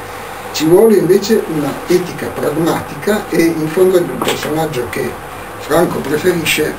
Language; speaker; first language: Italian; native; Italian